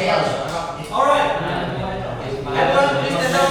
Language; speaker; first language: English; non-native, learner; Indonesian